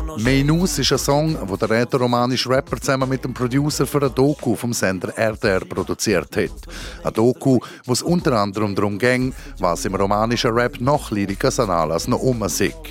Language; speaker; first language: German; native; German